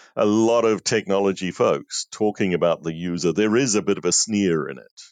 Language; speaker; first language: English; native; English